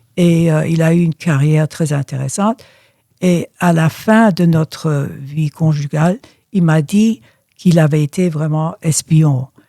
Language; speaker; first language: French; early bilingual, other home language; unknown